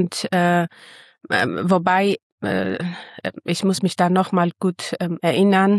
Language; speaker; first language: German; non-native, fluent; Armenian